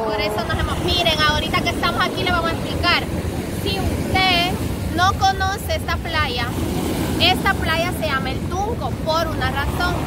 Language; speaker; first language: Spanish; native; Spanish